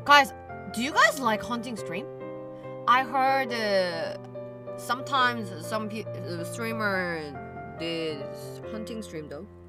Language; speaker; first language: English; non-native, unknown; Korean